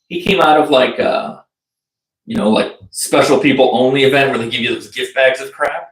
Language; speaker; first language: English; native; English